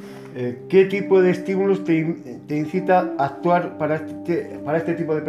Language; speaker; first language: Spanish; native; Spanish